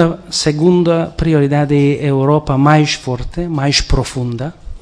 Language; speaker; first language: Portuguese; non-native, fluent; Hungarian